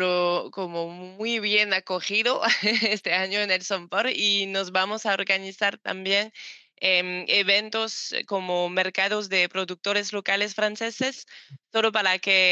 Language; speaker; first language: Spanish; non-native, learner; French